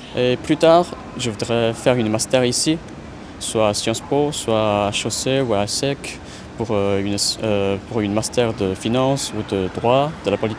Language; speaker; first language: French; non-native, fluent; Chinese